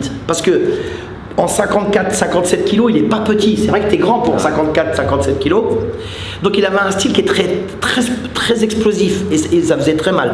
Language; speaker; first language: French; native; French